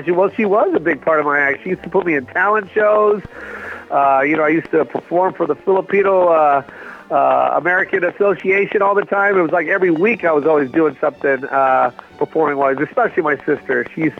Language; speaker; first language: English; native; English